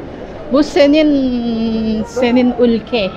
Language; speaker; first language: Turkish; non-native, learner; Indonesian